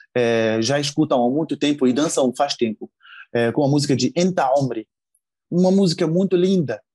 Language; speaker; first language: Portuguese; non-native, fluent; Arabic